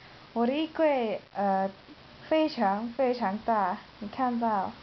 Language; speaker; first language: Chinese; non-native, learner; Dutch